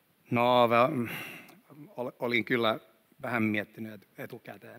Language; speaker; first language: Finnish; non-native, fluent; Swedish